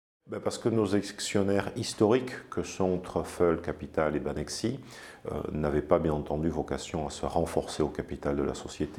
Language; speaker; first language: French; native; French